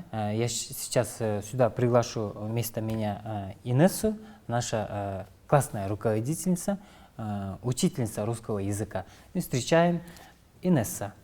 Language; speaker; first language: Russian; non-native, local second language; Kyrgyz